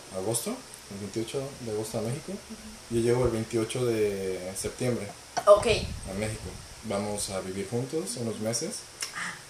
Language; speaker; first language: Spanish; native; Spanish